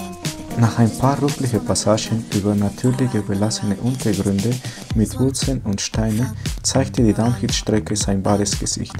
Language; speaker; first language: German; non-native, fluent; Spanish